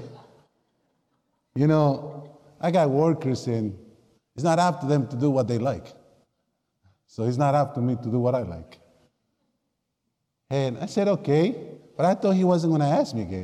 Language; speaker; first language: English; non-native, fluent; Spanish